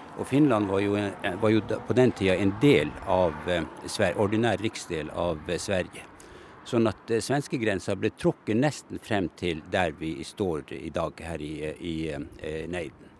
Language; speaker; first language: Norwegian; native; Norwegian